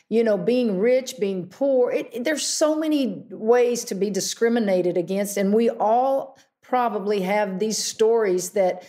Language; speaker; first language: English; native; English